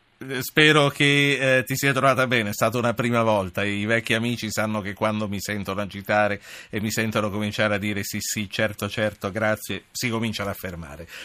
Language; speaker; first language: Italian; native; Italian